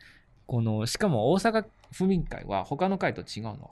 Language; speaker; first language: Japanese; native; Japanese